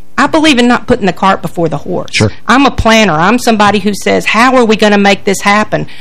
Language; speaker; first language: English; native; English